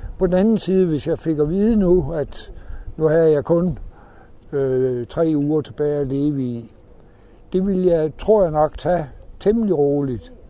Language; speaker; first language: Danish; native; Danish